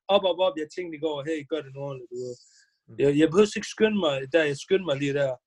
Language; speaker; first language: Danish; early bilingual, other home language; Bosnian